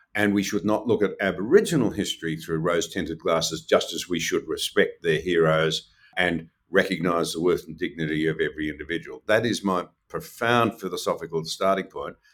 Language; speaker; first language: English; native; English